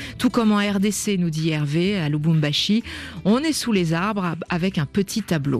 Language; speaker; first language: French; native; French